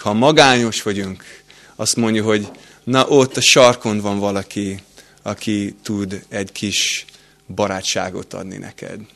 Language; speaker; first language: Hungarian; non-native, fluent; English